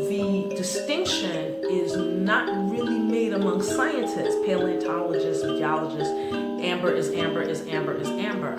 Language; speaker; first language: English; native; English